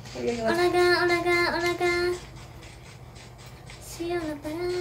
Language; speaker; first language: Korean; non-native, fluent; Japanese